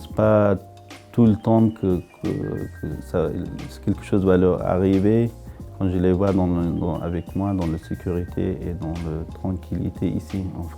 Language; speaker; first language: French; non-native, fluent; Pashto